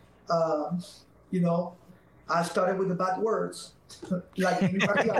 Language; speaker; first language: English; non-native, fluent; Spanish